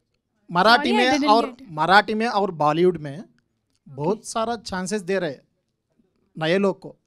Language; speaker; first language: Hindi; non-native, local second language; Telugu